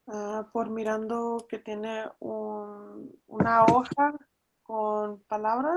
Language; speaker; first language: Spanish; early bilingual, heritage; Spanish